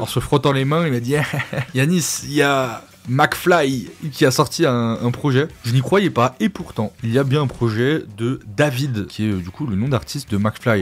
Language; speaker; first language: French; native; French